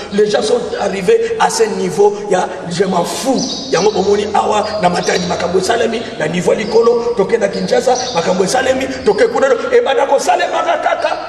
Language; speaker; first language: Lingala; native; Lingala